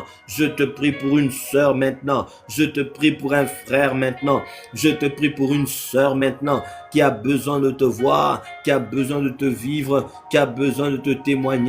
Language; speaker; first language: French; non-native, local second language; Lingala